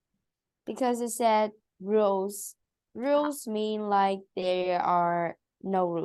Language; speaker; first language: English; non-native, learner; Vietnamese